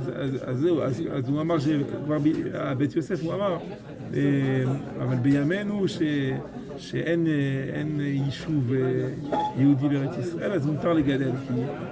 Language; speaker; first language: Hebrew; non-native, fluent; French